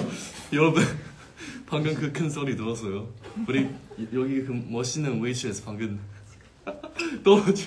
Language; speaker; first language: Korean; non-native, fluent; Chinese